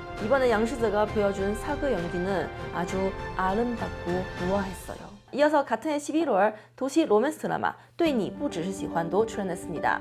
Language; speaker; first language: Korean; non-native, fluent; Chinese